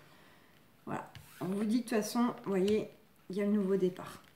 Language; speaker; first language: French; native; French